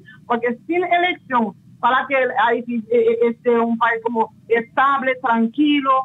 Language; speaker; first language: Spanish; non-native, local second language; Haitian Creole